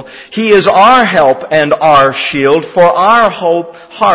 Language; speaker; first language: English; native; English